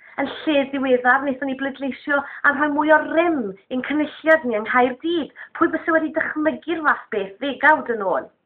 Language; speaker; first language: Welsh; native; Welsh